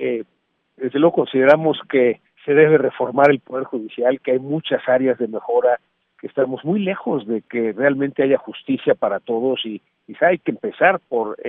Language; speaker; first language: Spanish; native; Spanish